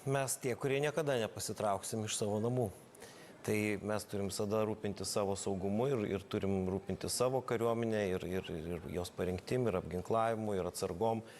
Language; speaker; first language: Lithuanian; native; Lithuanian